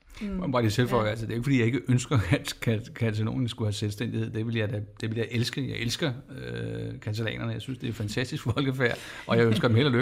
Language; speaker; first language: Danish; native; Danish